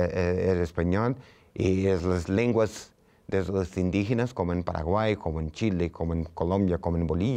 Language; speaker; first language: Spanish; non-native, fluent; Portuguese